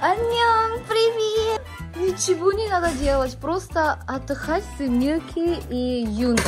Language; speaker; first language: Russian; non-native, fluent; Korean